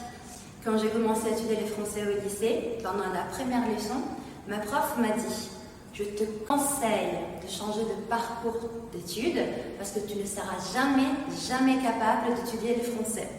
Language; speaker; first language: French; non-native, fluent; Italian